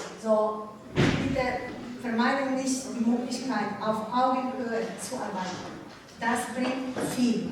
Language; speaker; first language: German; non-native, learner; Ukrainian